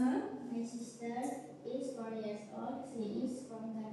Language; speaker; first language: English; non-native, learner; Indonesian